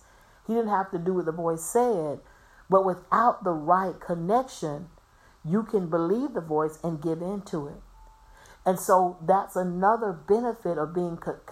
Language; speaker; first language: English; native; English